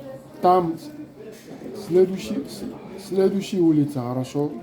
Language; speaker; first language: Russian; non-native, learner; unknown